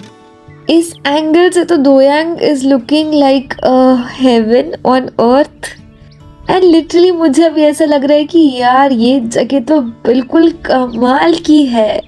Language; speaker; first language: Hindi; native; Hindi